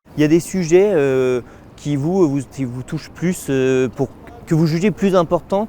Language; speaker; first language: French; native; French